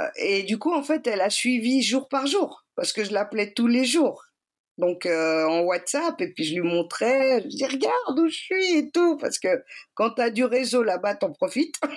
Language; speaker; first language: French; native; French